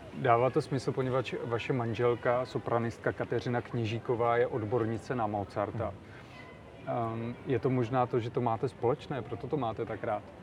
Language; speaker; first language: Czech; native; Czech